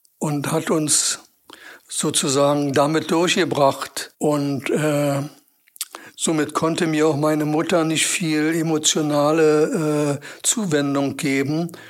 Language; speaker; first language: German; native; German